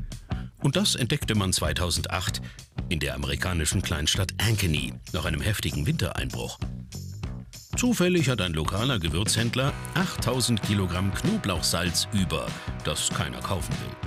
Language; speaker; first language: German; native; German